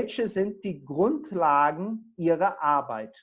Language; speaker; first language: German; non-native, fluent; Portuguese